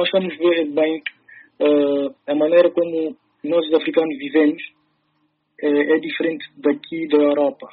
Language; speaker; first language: Portuguese; early bilingual, other home language; Upper Guinea Crioulo